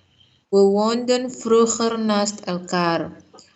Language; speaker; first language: Dutch; non-native, learner; Indonesian